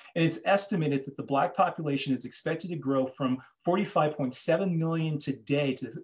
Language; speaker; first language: English; native; English